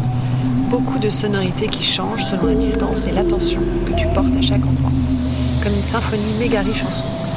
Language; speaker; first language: French; native; French